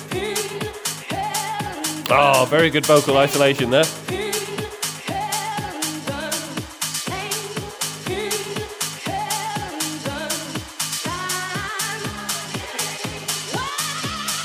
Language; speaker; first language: English; native; English